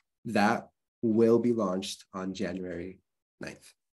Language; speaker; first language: English; early bilingual, other home language; Spanish